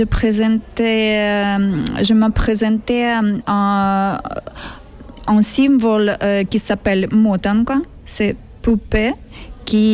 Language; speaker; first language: French; non-native, learner; Ukrainian